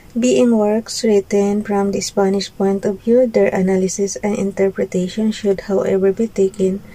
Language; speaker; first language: English; non-native, local second language; Filipino